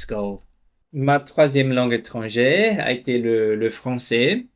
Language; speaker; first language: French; non-native, fluent; Portuguese